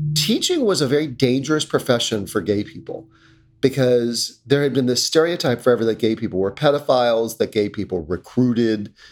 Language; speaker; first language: English; native; English